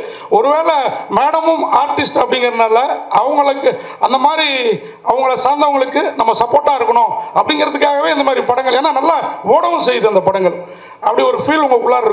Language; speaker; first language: Tamil; native; Tamil